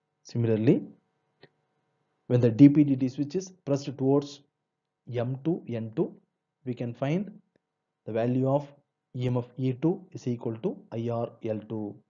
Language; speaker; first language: English; non-native, local second language; Tamil